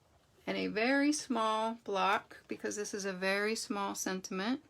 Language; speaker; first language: English; native; English